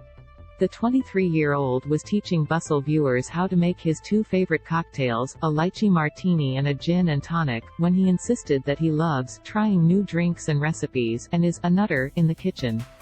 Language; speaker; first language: English; native; English